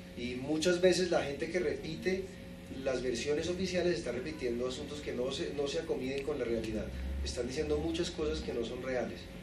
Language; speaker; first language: Spanish; native; Spanish